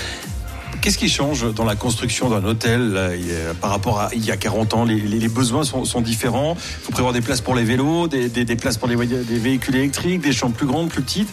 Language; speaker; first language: French; native; French